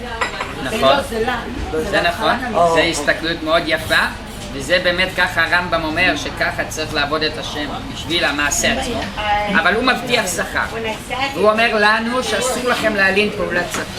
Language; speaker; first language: Hebrew; non-native, fluent; English